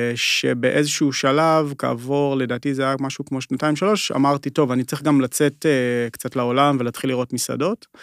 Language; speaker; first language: Hebrew; native; Hebrew